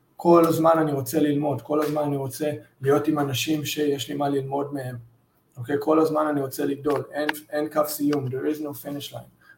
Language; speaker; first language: Hebrew; early bilingual, heritage; Hebrew